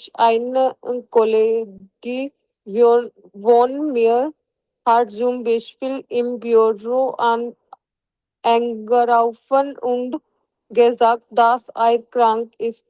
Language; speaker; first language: German; non-native, learner; Hindi